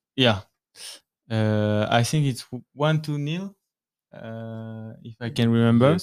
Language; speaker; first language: English; non-native, learner; French